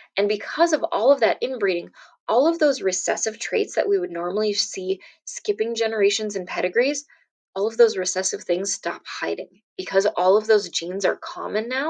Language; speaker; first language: English; native; English